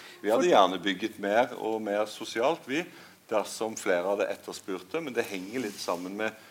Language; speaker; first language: Norwegian; native; Norwegian